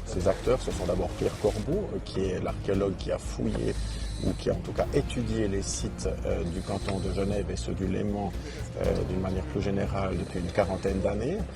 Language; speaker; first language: French; native; French